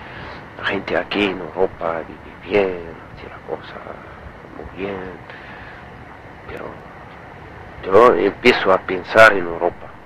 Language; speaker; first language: Spanish; non-native, learner; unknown